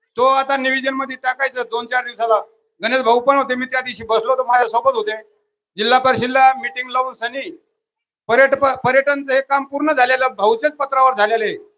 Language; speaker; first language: Marathi; non-native, local second language; Lambadi